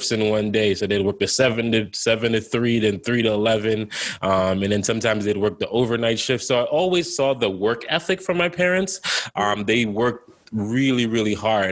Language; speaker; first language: English; native; English